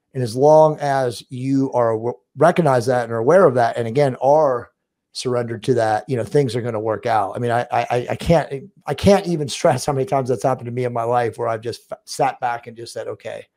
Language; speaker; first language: English; native; English